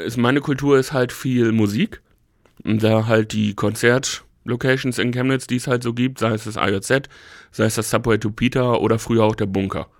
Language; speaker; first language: German; native; German